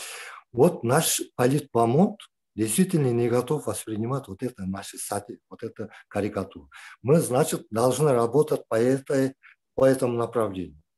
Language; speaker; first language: Russian; non-native, local second language; Kyrgyz